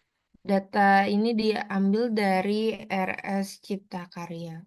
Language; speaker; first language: Indonesian; native; Indonesian